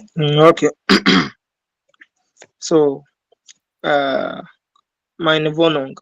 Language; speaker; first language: German; non-native, learner; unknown